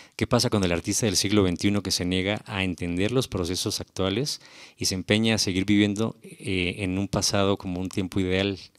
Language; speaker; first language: Spanish; native; Spanish